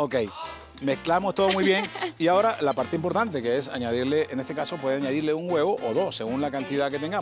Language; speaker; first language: Spanish; native; Spanish